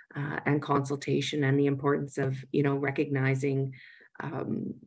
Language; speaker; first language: English; native; English